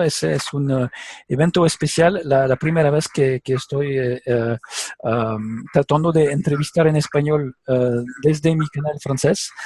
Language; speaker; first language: Spanish; non-native, learner; French